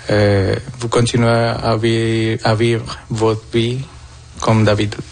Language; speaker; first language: French; non-native, fluent; Spanish